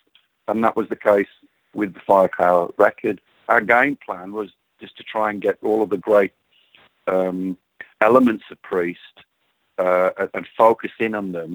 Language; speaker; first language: English; native; English